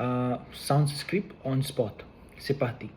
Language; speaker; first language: French; non-native, learner; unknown